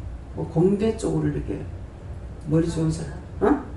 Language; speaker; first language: Korean; native; Korean